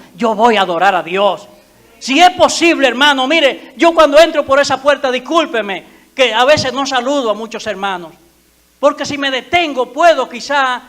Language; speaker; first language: Spanish; native; Spanish